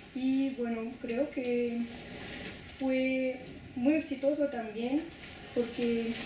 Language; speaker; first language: Spanish; non-native, fluent; French